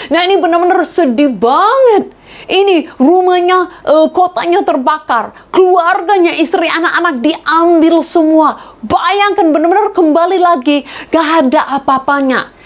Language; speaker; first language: Indonesian; non-native, fluent; English